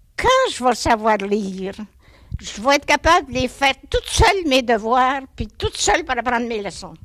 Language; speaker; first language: French; native; French